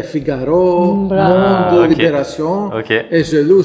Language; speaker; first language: French; non-native, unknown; Greek